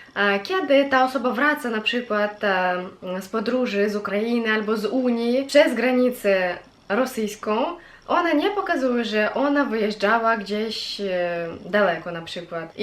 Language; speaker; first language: Polish; non-native, fluent; Russian